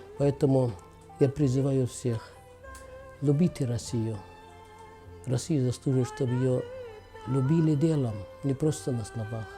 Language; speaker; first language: Russian; non-native, fluent; Arabic